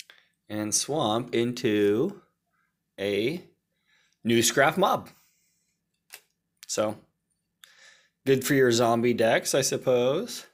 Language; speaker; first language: English; native; English